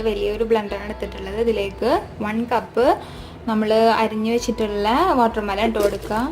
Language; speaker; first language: Malayalam; native; Malayalam